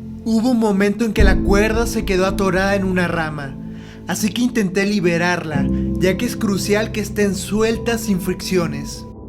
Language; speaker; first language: Spanish; native; Spanish